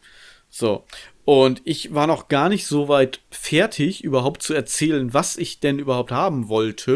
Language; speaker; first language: German; native; German